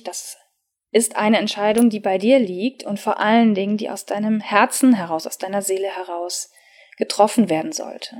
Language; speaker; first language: German; native; German